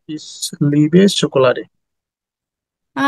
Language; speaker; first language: German; non-native, learner; Bangla